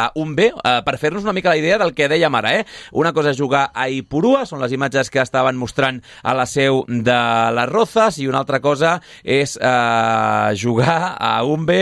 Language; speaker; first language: Catalan; native; Catalan